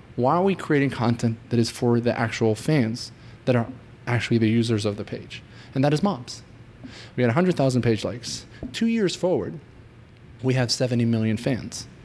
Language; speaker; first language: English; non-native, fluent; Hebrew